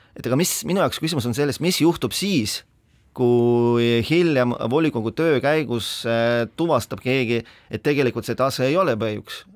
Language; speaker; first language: Estonian; non-native, local second language; Russian